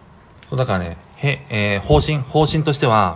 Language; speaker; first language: Japanese; native; Japanese